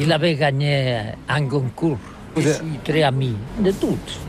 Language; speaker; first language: French; non-native, learner; Catalan